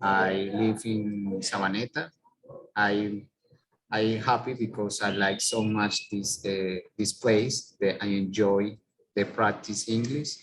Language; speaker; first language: English; non-native, learner; Spanish